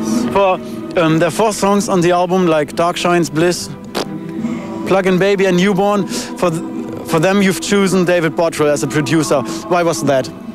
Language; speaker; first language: English; non-native, fluent; German